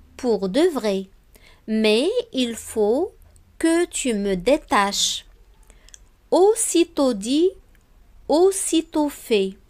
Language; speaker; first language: French; non-native, local second language; Arabic